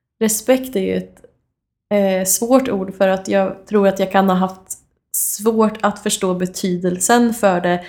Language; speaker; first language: Swedish; native; Swedish